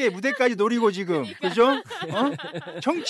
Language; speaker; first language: Korean; native; Korean